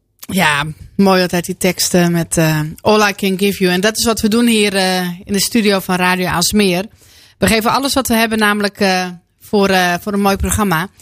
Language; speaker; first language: Dutch; native; Dutch